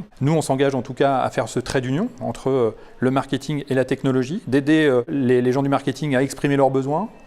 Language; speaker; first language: French; native; French